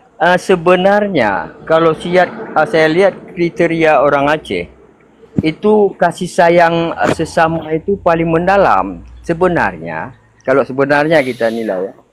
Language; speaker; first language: Indonesian; non-native, local second language; Achinese